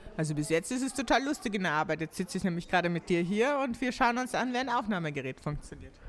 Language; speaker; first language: German; native; German